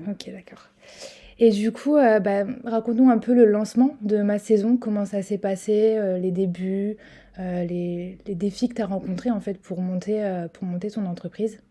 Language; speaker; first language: French; native; French